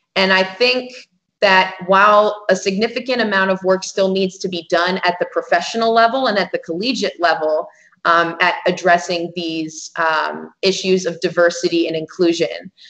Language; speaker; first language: English; native; English